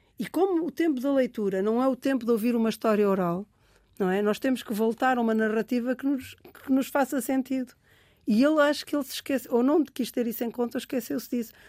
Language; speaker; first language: Portuguese; native; Portuguese